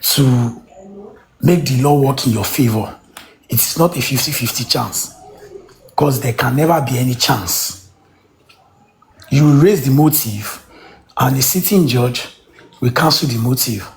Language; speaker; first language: English; non-native, local second language; Yoruba